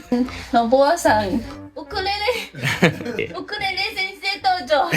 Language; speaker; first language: Japanese; non-native, learner; Cantonese